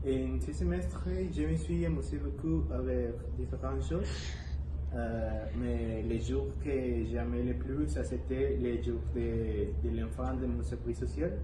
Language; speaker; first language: French; non-native, learner; Spanish